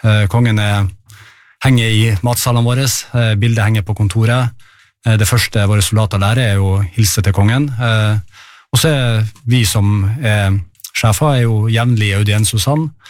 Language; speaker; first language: Norwegian; native; Norwegian